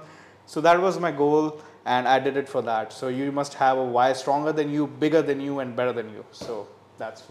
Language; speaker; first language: English; non-native, local second language; Hindi